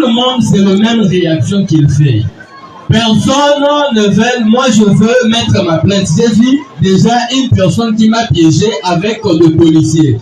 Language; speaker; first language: French; non-native, local second language; Lingala